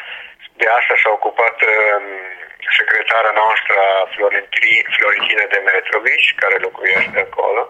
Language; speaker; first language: Romanian; non-native, learner; Italian